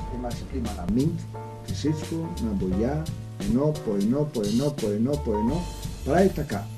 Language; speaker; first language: Bulgarian; non-native, learner; Greek